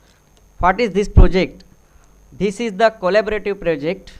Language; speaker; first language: English; non-native, local second language; Marathi